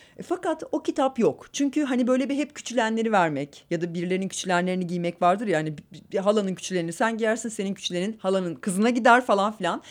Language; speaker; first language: Turkish; native; Turkish